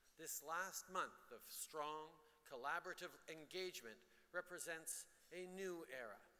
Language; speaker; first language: English; early bilingual, other home language; French